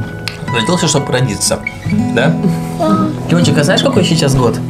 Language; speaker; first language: Russian; native; Russian